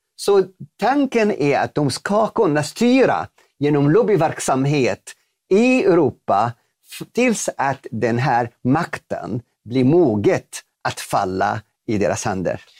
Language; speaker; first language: Swedish; non-native, fluent; Arabic